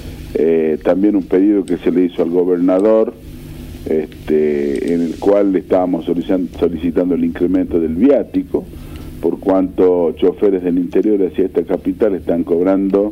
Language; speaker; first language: Spanish; native; Spanish